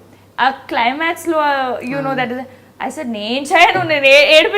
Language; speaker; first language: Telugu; non-native, local second language; Hindi